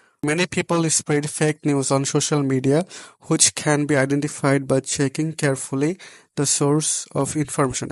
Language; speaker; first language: English; non-native, local second language; Bangla